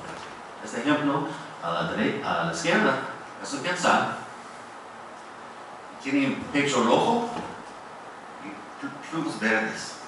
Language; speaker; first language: Spanish; non-native, fluent; English